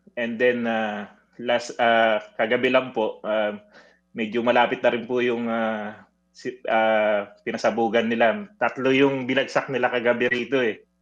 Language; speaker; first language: Filipino; native; Filipino